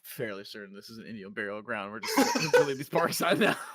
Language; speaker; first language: English; native; English